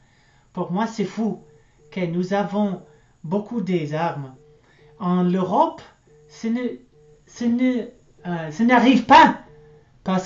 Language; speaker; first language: French; non-native, learner; English